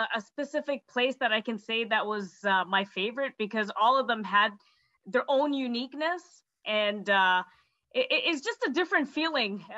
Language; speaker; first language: English; native; English